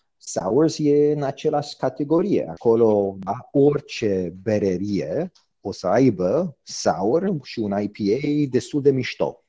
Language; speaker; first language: Romanian; early bilingual, heritage; Romanian